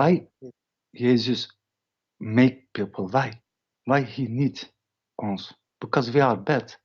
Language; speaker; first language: English; non-native, learner; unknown